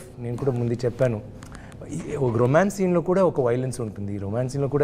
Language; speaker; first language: Telugu; non-native, learner; Tamil